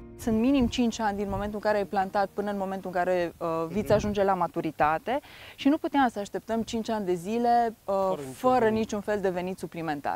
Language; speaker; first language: Romanian; native; Romanian